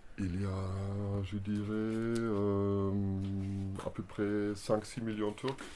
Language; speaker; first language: French; non-native, fluent; German